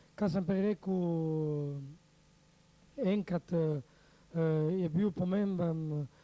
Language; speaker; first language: Slovenian; non-native, learner; Italian